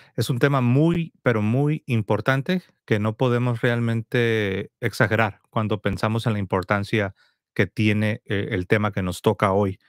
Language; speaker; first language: Spanish; native; Spanish